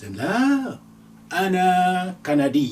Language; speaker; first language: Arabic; non-native, fluent; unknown